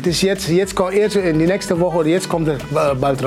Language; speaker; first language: German; non-native, fluent; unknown